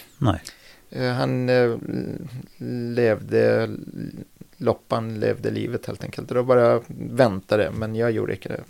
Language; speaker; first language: Swedish; non-native, fluent; Persian